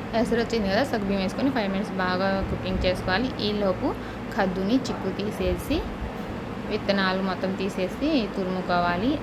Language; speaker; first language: Telugu; non-native, local second language; Urdu